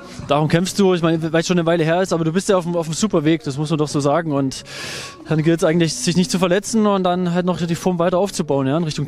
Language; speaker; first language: German; native; German